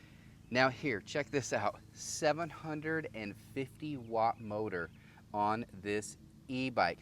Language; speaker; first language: English; native; English